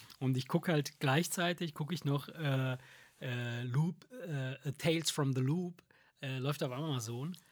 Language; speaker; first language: German; early bilingual, other home language; Italian